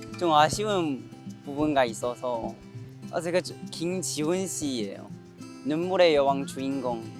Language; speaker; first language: Korean; non-native, learner; Chinese